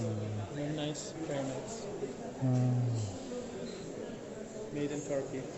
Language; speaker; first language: English; non-native, learner; Turkish